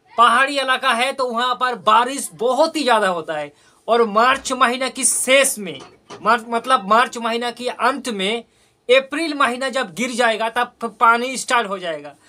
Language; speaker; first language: Hindi; non-native, local second language; Bangla